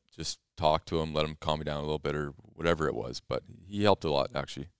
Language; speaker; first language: English; native; English